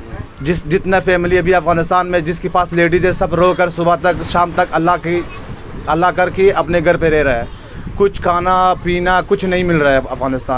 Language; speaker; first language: Hindi; non-native, fluent; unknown